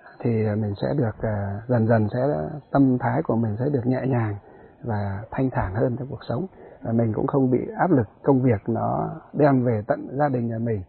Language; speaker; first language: Vietnamese; non-native, local second language; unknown